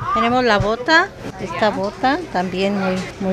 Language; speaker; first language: Spanish; native; Spanish